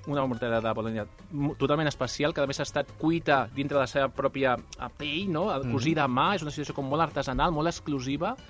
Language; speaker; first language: Catalan; non-native, local second language; Spanish